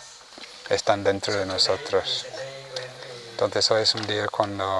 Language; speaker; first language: Spanish; non-native, fluent; Vietnamese